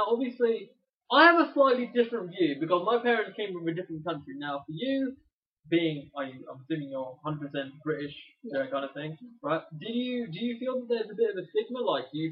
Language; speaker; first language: English; native; English